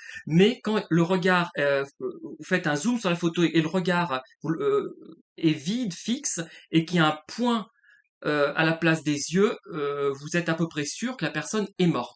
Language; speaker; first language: French; native; French